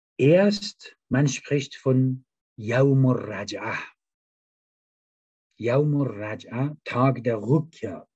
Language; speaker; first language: German; non-native, fluent; Persian